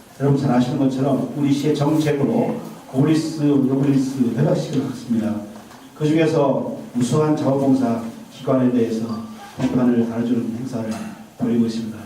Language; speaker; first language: Korean; native; Korean